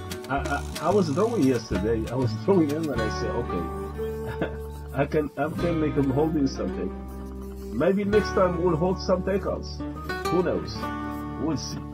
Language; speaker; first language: English; non-native, learner; Arabic